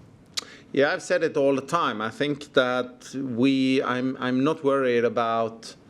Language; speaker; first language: English; non-native, fluent; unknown